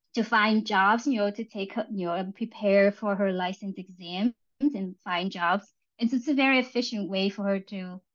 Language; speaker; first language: English; early bilingual, other home language; Vietnamese